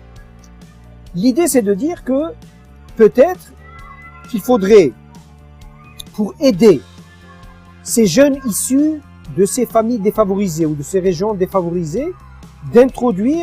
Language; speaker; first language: French; non-native, local second language; Arabic